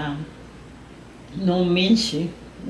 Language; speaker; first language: Russian; non-native, learner; Spanish